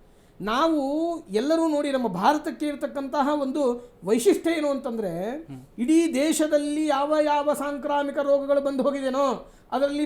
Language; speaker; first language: Kannada; native; Kannada